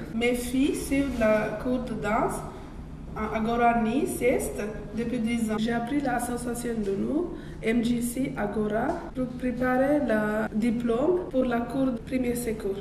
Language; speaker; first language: French; non-native, learner; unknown